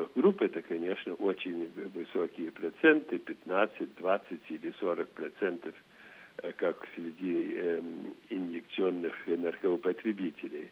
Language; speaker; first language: Russian; non-native, fluent; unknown